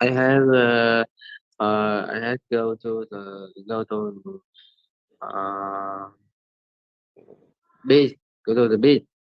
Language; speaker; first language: English; non-native, learner; Vietnamese